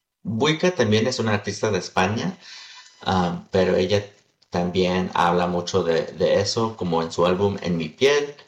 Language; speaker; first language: Spanish; early bilingual, heritage; Spanish